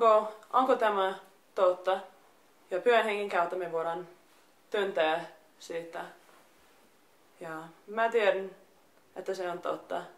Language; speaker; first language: Finnish; non-native, fluent; English